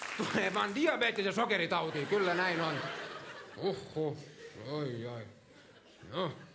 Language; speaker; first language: Finnish; non-native, local second language; Swedish